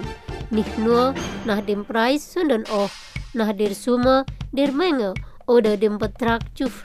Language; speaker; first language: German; non-native, fluent; Indonesian